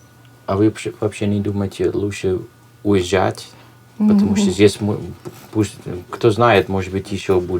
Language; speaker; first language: Russian; non-native, fluent; Dutch